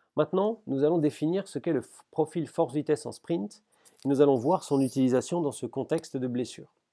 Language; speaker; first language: French; native; French